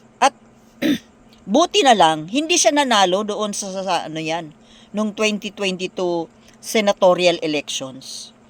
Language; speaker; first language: Filipino; non-native, local second language; Bikol